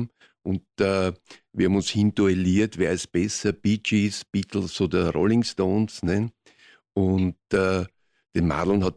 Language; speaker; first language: German; non-native, local second language; Croatian